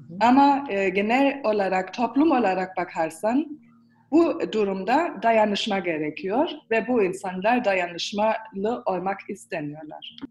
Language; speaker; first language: Turkish; early bilingual, heritage; Turkish